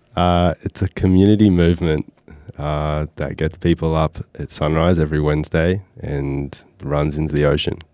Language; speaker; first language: English; native; English